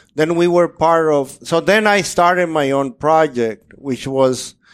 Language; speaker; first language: English; non-native, fluent; Spanish